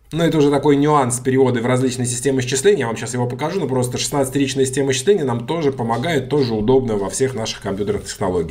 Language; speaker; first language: Russian; native; Russian